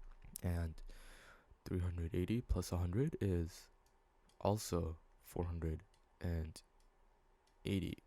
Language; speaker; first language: English; native; English